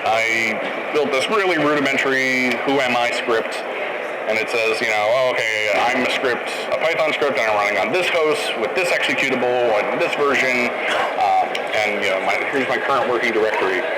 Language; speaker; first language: English; native; English